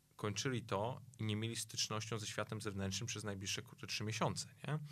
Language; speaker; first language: Polish; native; Polish